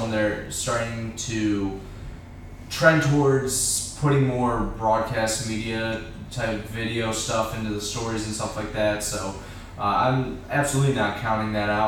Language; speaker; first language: English; native; English